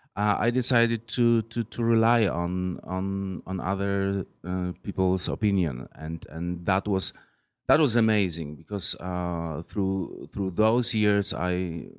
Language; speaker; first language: English; non-native, fluent; Polish